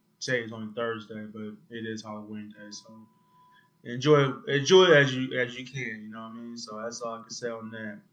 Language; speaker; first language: English; native; English